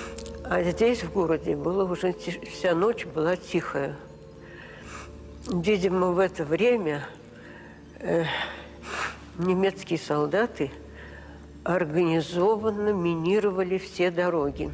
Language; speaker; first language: Russian; native; Russian